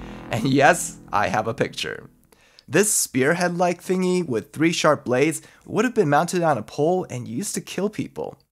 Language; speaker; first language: English; early bilingual, other home language; Chinese